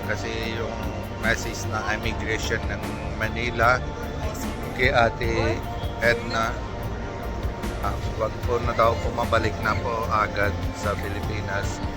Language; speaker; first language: Filipino; non-native, learner; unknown